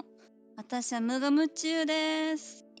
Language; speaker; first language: Japanese; non-native, learner; English